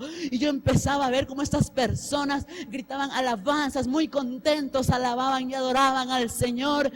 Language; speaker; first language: Spanish; native; Spanish